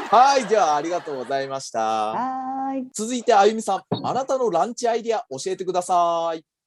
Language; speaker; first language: Japanese; native; Japanese